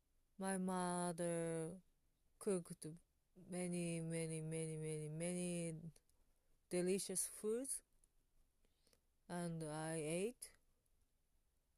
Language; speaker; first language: English; non-native, learner; Japanese